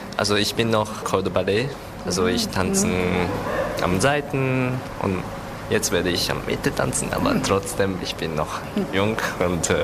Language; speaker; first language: German; non-native, learner; Japanese